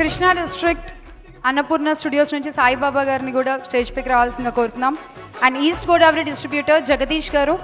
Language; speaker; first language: Telugu; native; Telugu